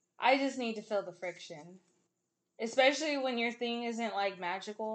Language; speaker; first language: English; native; English